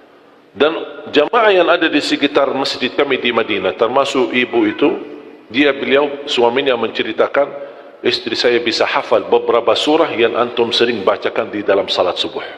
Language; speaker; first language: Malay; non-native, fluent; Arabic